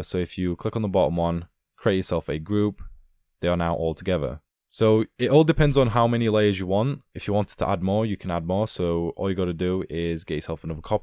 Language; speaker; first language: English; native; English